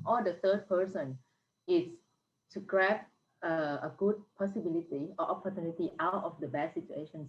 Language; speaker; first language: English; non-native, fluent; Thai